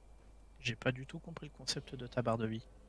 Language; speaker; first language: French; native; French